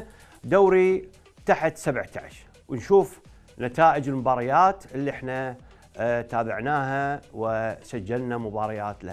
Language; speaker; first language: Arabic; native; Arabic